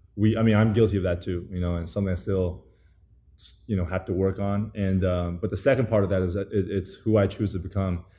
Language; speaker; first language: English; early bilingual, other home language; Chinese